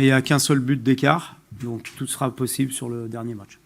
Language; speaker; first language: French; native; French